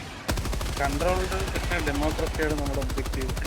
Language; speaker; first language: Malayalam; native; Malayalam